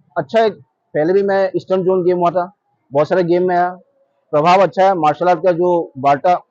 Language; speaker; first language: Hindi; non-native, local second language; Bangla